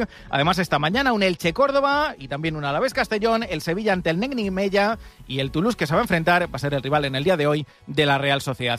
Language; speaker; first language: Spanish; native; Spanish